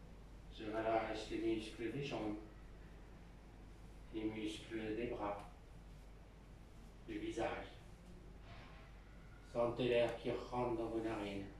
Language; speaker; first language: French; native; French